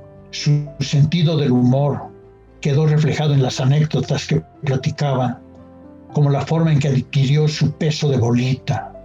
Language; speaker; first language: Spanish; native; Spanish